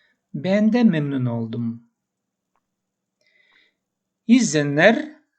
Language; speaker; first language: Turkish; non-native, learner; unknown